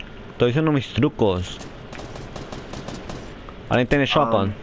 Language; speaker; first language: Spanish; early bilingual, heritage; English